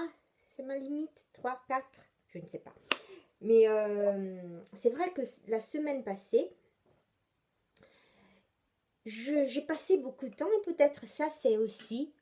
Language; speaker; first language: French; non-native, fluent; Italian